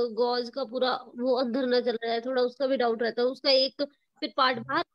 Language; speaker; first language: Hindi; native; Hindi